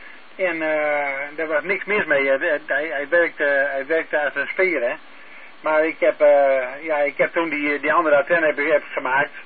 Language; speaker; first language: Dutch; native; Dutch